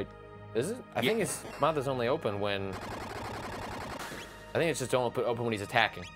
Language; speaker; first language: English; native; English